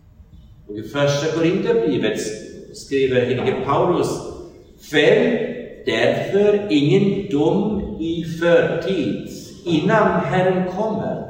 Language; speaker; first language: Swedish; non-native, fluent; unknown